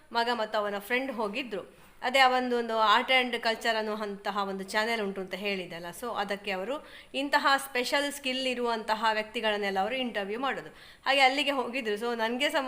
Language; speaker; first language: Kannada; non-native, local second language; Tulu